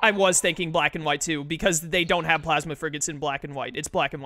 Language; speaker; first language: English; native; English